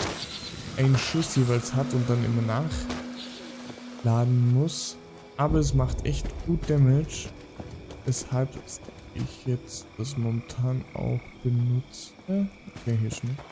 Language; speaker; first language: German; native; German